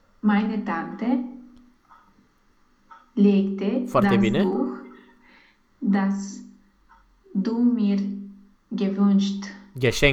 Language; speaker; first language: German; non-native, learner; Romanian